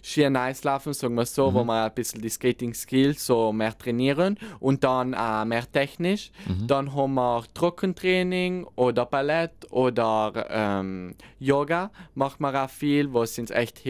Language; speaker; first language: German; non-native, local second language; Italian